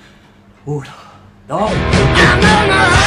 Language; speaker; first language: Spanish; native; Spanish